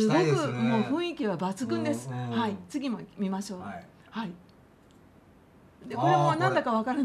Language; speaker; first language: Japanese; native; Japanese